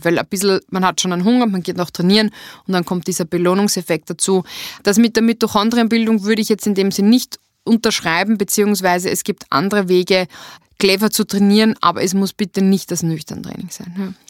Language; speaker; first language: German; native; German